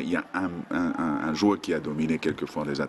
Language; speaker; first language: French; non-native, fluent; Finnish